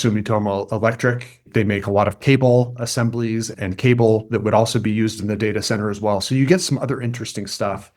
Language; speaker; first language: English; native; English